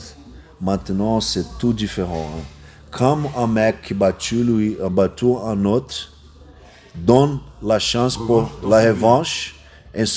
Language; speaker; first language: French; non-native, learner; Portuguese